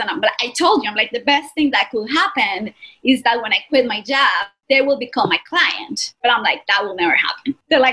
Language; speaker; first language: English; non-native, fluent; Spanish